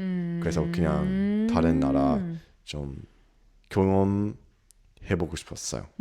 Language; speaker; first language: Korean; non-native, learner; English